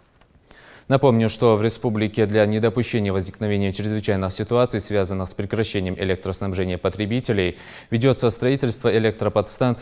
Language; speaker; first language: Russian; native; Russian